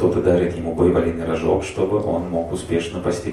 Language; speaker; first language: Russian; native; Russian